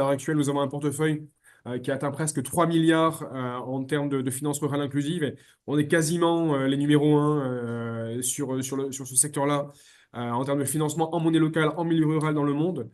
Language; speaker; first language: French; native; French